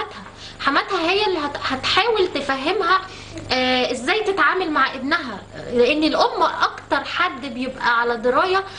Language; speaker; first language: Arabic; native; Arabic